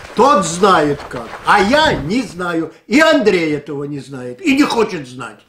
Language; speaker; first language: Russian; non-native, local second language; Ukrainian